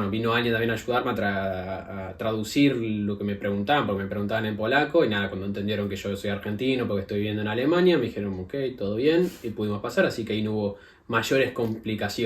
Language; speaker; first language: Spanish; native; Spanish